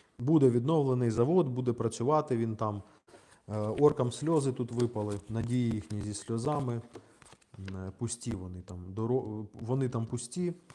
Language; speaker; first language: Ukrainian; non-native, local second language; Russian